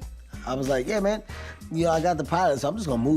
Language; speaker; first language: English; native; English